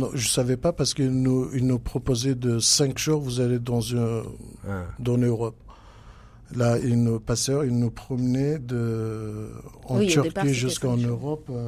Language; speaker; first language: French; non-native, learner; Kurdish